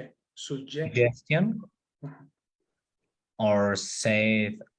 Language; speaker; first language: English; non-native, learner; Spanish